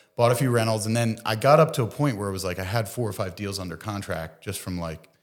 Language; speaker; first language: English; native; English